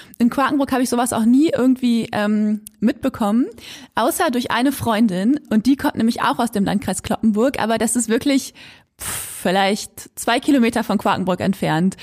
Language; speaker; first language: German; native; German